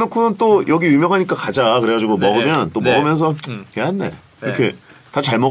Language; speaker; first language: Korean; native; Korean